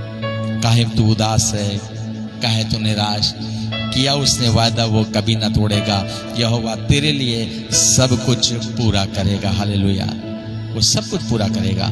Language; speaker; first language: Hindi; native; Hindi